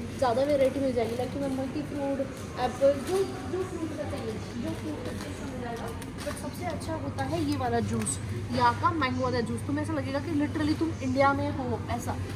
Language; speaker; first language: Hindi; non-native, local second language; Marathi